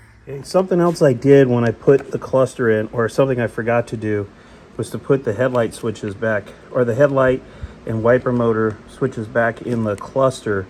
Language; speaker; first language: English; native; English